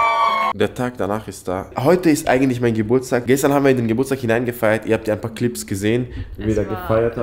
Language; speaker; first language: German; early bilingual, other home language; Persian